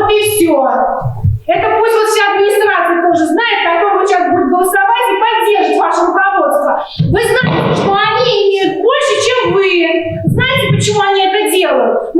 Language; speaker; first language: Russian; native; Russian